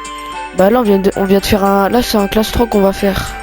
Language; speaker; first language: French; native; French